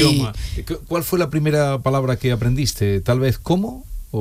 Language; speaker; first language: Spanish; native; Spanish